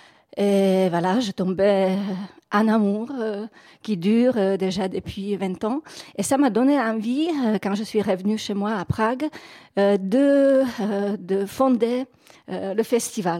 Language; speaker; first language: French; non-native, fluent; Czech